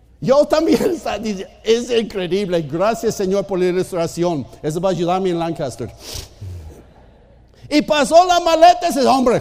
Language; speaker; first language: Spanish; non-native, fluent; English